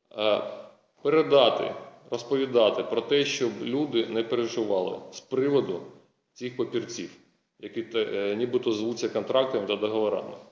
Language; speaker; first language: Ukrainian; non-native, local second language; Russian